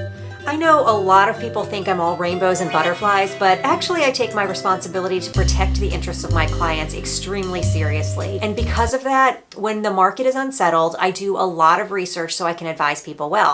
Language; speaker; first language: English; native; English